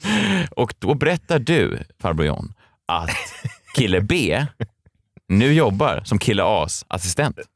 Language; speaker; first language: Swedish; native; Swedish